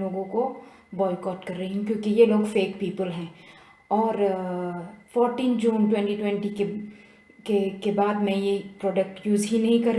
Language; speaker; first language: Hindi; non-native, local second language; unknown